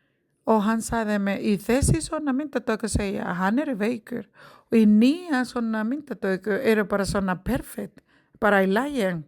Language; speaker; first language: Icelandic; non-native, learner; Spanish